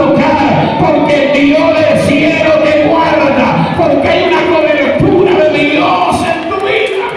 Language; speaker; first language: Spanish; native; Spanish